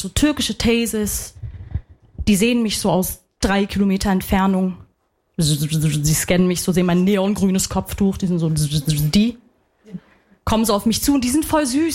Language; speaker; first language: German; early bilingual, other home language; Arabic